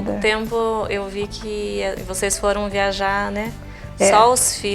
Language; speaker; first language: Portuguese; native; Portuguese